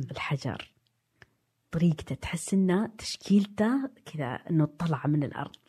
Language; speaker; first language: Arabic; native; Arabic